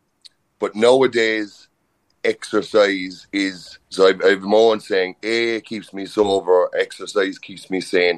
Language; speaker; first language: English; native; English